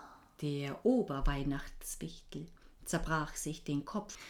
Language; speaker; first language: German; native; German